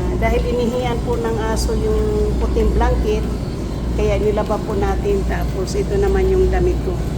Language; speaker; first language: Filipino; non-native, local second language; Cebuano